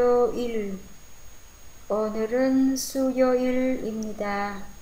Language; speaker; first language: Korean; non-native, fluent; Vietnamese